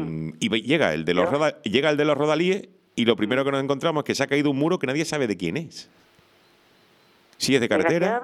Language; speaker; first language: Spanish; native; Spanish